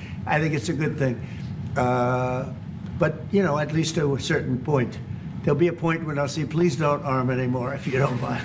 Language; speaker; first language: English; native; English